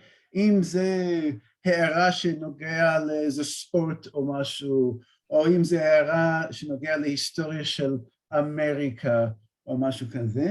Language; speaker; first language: Hebrew; non-native, fluent; English